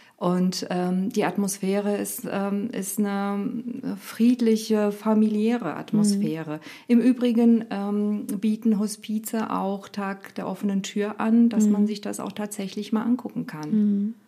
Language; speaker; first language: German; early bilingual, other home language; Romanian